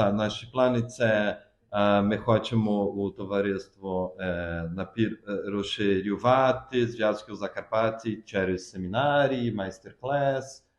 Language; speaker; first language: Ukrainian; early bilingual, heritage; Portuguese